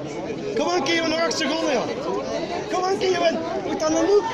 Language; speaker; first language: Dutch; native; Dutch